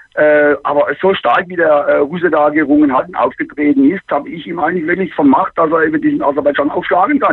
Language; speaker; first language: German; native; German